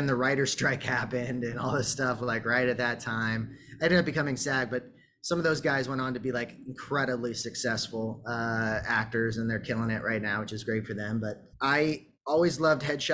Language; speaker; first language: English; native; English